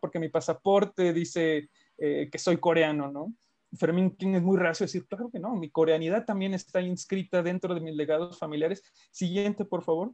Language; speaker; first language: Spanish; native; Spanish